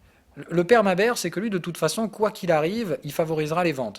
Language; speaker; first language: French; native; French